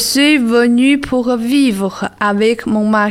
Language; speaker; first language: French; non-native, learner; Chinese